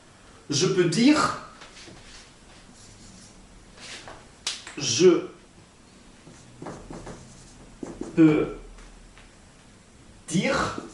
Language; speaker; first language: French; non-native, learner; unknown